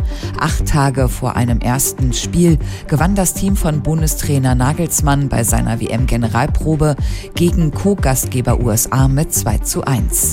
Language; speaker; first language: German; native; German